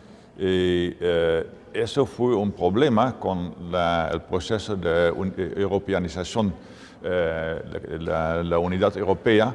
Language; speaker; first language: Spanish; non-native, fluent; Dutch